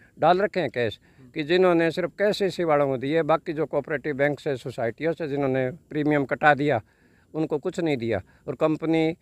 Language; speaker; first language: Hindi; native; Hindi